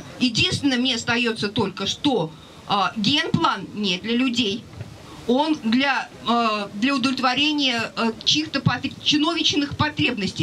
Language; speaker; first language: Russian; native; Russian